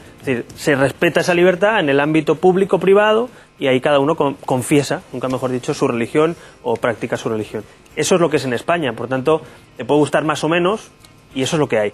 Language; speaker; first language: Spanish; native; Spanish